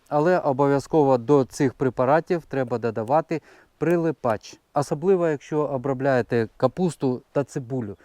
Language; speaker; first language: Ukrainian; non-native, local second language; Russian